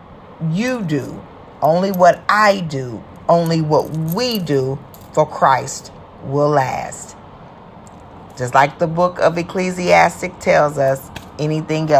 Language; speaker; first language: English; native; English